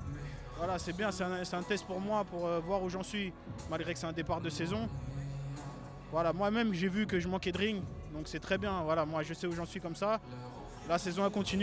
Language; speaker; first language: French; native; French